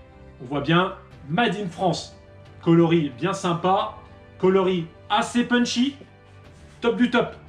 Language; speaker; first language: French; native; French